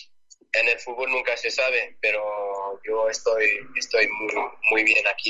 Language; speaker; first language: Spanish; non-native, fluent; French